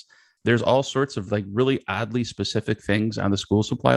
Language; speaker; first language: English; native; English